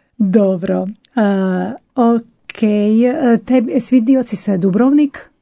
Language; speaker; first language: Croatian; native; Croatian